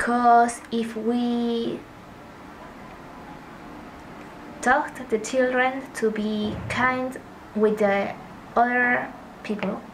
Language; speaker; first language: English; non-native, learner; Spanish